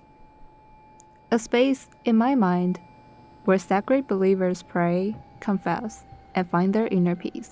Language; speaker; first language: English; non-native, fluent; Chinese